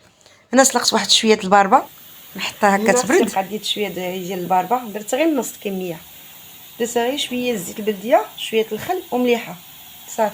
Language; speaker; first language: Arabic; native; Arabic